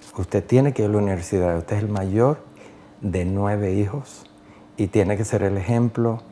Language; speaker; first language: Spanish; native; Spanish